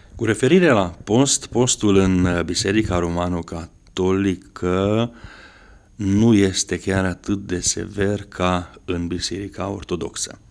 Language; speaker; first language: Romanian; non-native, local second language; Hungarian